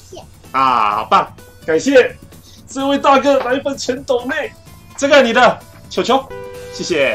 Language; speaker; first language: Chinese; native; Chinese